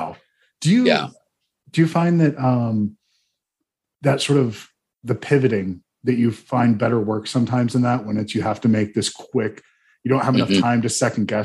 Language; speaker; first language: English; native; English